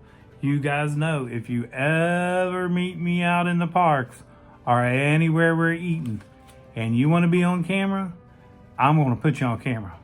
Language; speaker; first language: English; native; English